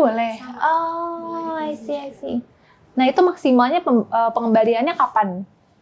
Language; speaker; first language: Indonesian; native; Indonesian